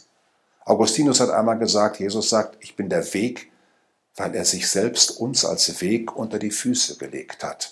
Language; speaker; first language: German; native; German